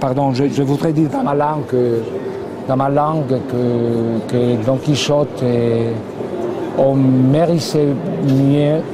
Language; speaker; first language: French; non-native, fluent; Spanish